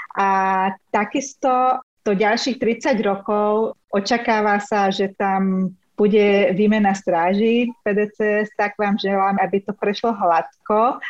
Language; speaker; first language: Slovak; non-native, local second language; Hungarian